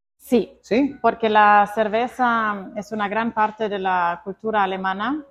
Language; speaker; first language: Spanish; non-native, fluent; Croatian